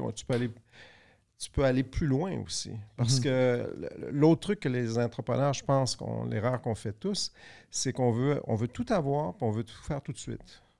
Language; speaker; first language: French; native; French